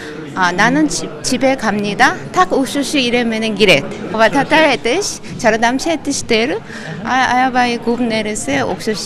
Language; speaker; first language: Kyrgyz; non-native, learner; Korean